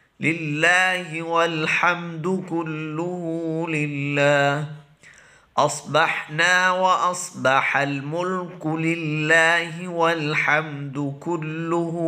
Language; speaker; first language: Urdu; native; Urdu